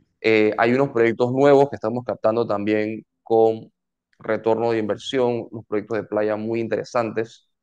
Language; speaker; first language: Spanish; native; Spanish